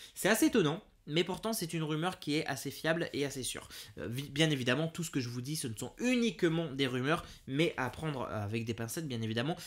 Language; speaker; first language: French; native; French